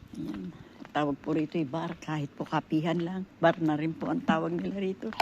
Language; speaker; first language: Filipino; native; Filipino